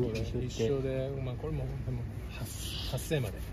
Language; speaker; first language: Japanese; native; Japanese